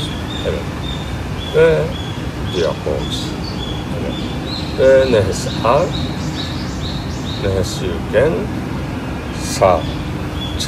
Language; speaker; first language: Turkish; non-native, learner; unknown